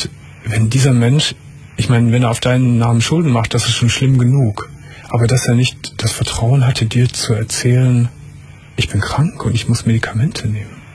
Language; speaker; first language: German; native; German